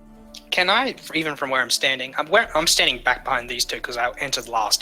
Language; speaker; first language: English; native; English